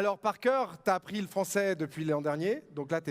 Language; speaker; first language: French; native; French